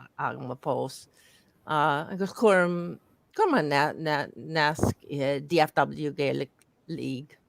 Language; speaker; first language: Irish; non-native, learner; English